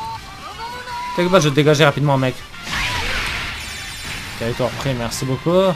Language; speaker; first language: French; native; French